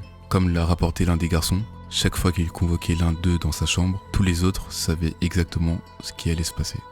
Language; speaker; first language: French; native; French